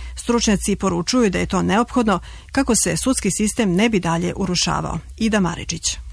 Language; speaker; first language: Croatian; native; Croatian